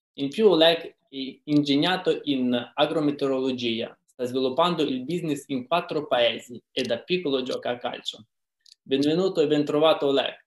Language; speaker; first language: Italian; non-native, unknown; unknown